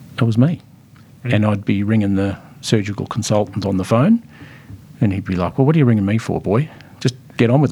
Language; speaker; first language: English; native; English